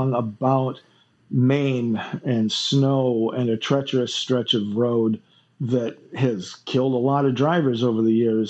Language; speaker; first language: English; native; English